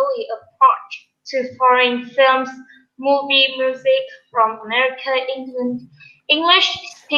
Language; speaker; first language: English; non-native, learner; Vietnamese